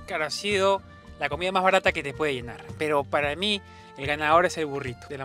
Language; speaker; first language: Spanish; native; Spanish